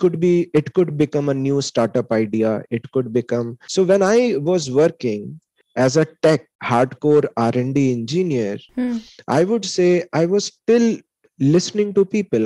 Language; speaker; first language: English; non-native, local second language; Hindi